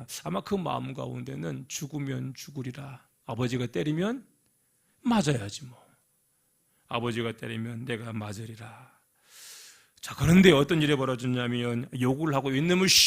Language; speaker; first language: Korean; native; Korean